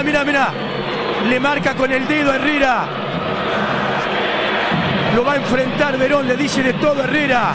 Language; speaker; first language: Spanish; native; Spanish